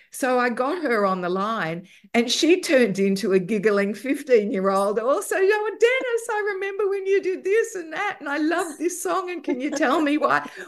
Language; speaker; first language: English; native; English